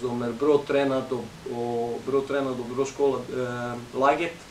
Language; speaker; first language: Swedish; non-native, learner; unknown